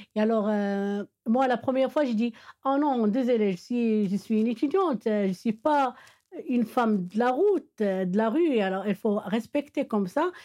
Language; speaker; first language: French; non-native, local second language; Arabic